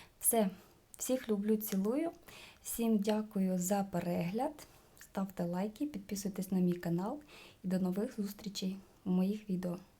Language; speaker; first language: Ukrainian; non-native, local second language; Russian